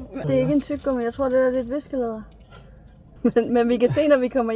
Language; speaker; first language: Danish; native; Danish